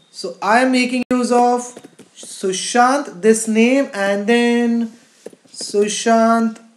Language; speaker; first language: English; non-native, local second language; Hindi